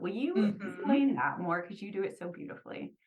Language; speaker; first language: English; native; English